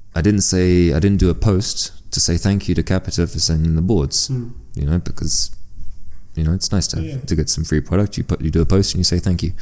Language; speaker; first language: English; early bilingual, other home language; French